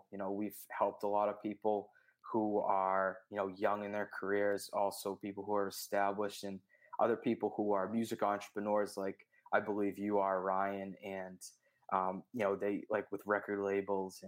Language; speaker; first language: English; native; English